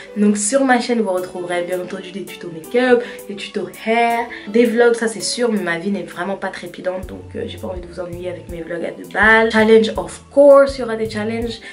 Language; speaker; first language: French; early bilingual, other home language; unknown